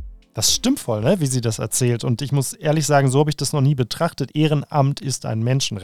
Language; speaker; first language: German; native; German